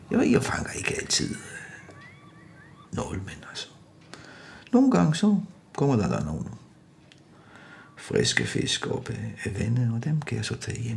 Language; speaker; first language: Danish; non-native, fluent; Bosnian